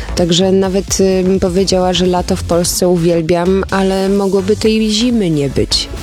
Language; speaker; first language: Polish; early bilingual, heritage; Polish